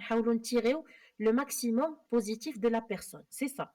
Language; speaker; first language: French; non-native, local second language; Arabic